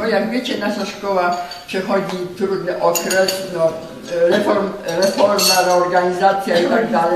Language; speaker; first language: Polish; native; Polish